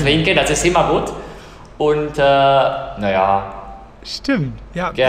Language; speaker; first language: German; non-native, fluent; Spanish